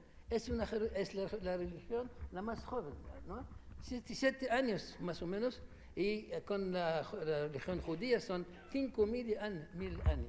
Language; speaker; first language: Spanish; non-native, fluent; Arabic